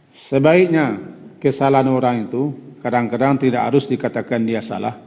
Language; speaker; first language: Malay; non-native, local second language; Minangkabau